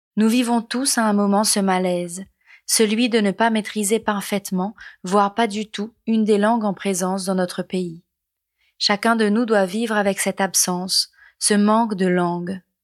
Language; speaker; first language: French; non-native, local second language; Morisyen